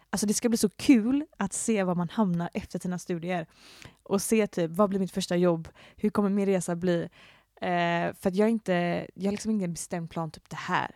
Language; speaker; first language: Swedish; native; Swedish